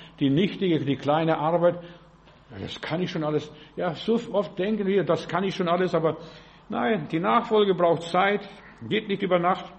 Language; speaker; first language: German; early bilingual, other home language; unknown